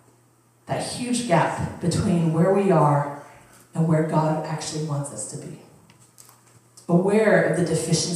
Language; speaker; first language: English; native; English